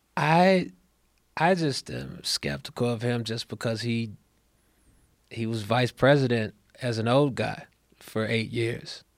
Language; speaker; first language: English; early bilingual, other home language; Akan